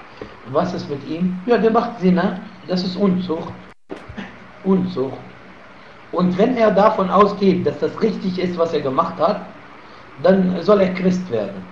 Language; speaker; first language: German; non-native, fluent; Arabic